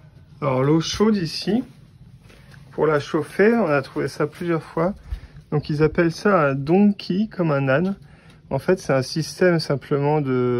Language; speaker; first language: French; native; French